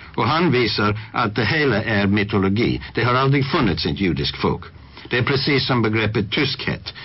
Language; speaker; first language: Swedish; non-native, fluent; English